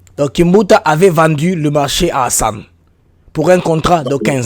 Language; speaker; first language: French; non-native, local second language; Lingala